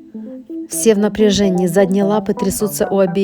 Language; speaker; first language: Russian; native; Russian